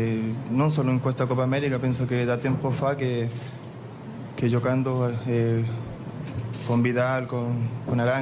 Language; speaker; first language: Italian; non-native, learner; Spanish